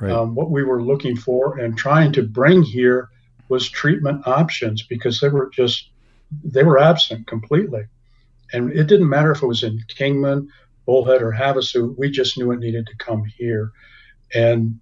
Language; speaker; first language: English; native; English